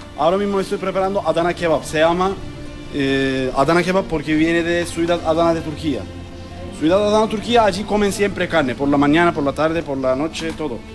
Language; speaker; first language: Spanish; non-native, learner; Turkish